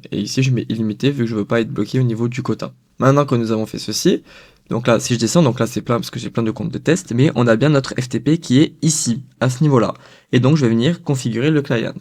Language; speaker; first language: French; native; French